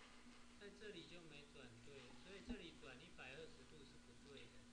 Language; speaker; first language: Chinese; native; Chinese